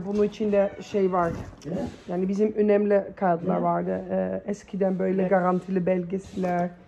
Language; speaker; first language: Turkish; early bilingual, heritage; Turkish